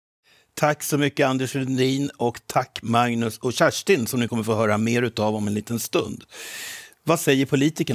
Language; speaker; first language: Swedish; native; Swedish